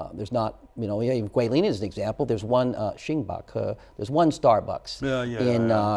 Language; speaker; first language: English; native; English